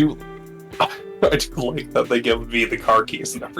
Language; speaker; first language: English; native; English